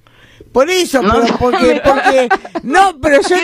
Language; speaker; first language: Spanish; native; Spanish